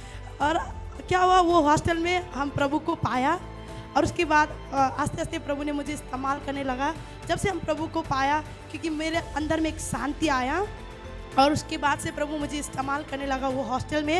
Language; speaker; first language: Hindi; non-native, local second language; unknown